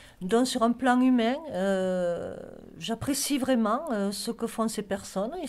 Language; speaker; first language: French; native; French